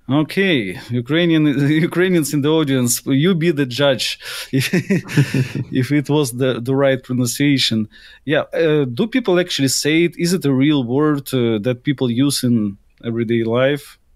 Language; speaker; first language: English; non-native, fluent; Russian